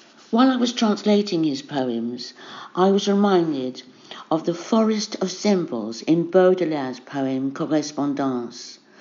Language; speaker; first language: English; native; English